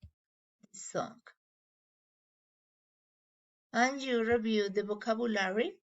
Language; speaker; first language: English; non-native, learner; Spanish